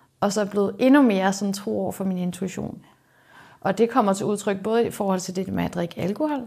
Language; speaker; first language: Danish; native; Danish